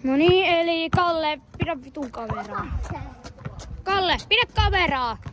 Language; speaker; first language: Finnish; native; Finnish